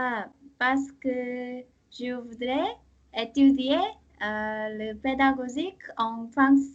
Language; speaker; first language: French; non-native, learner; Korean